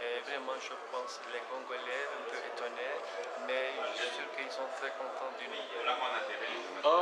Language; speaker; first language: French; non-native, learner; Turkish